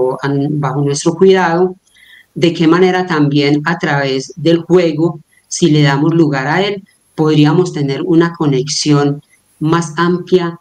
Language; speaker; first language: Spanish; native; Spanish